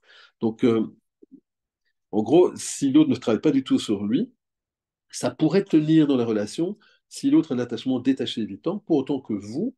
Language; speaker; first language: French; native; French